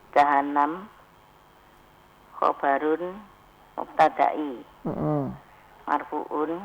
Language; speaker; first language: Arabic; non-native, learner; Indonesian